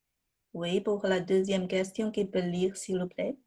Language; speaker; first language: French; non-native, fluent; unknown